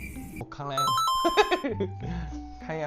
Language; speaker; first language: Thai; non-native, learner; Cantonese